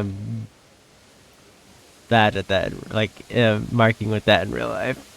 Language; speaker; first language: English; native; English